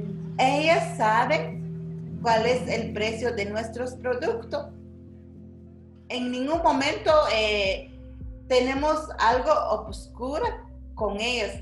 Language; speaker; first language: Spanish; non-native, local second language; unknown